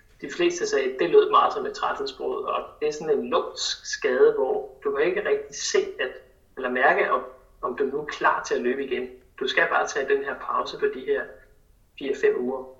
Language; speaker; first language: Danish; native; Danish